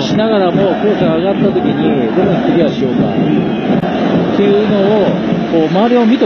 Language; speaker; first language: Japanese; native; Japanese